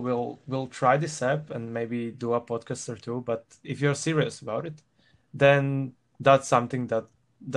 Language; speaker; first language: English; non-native, fluent; Croatian